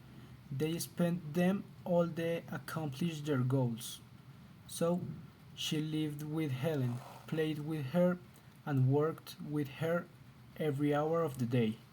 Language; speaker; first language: English; non-native, learner; Spanish